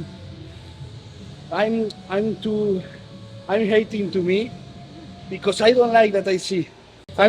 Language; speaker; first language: English; non-native, learner; Spanish